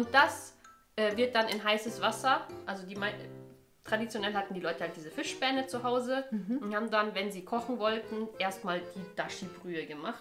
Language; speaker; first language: German; native; German